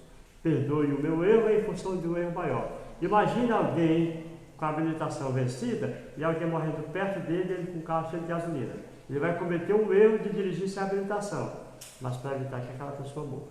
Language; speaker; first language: Portuguese; native; Portuguese